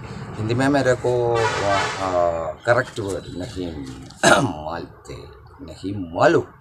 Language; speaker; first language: Hindi; non-native, learner; Malayalam